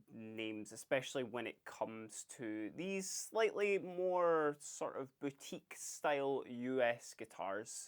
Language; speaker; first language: English; native; English